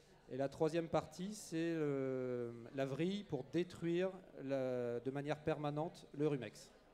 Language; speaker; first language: French; native; French